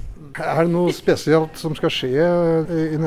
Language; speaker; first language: Norwegian; native; Norwegian